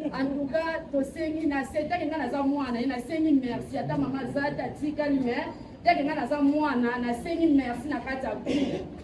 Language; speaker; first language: Lingala; native; Lingala